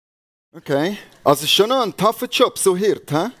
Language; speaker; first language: German; native; German